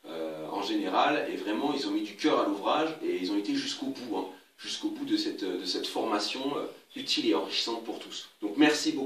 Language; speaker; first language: French; native; French